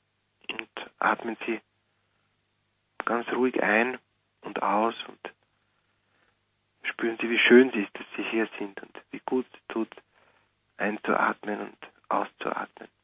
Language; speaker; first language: German; native; German